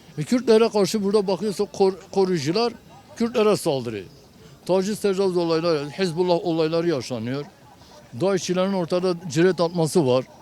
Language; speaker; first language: Turkish; non-native, local second language; Kurdish